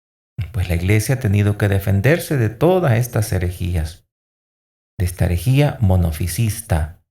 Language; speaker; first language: Spanish; native; Spanish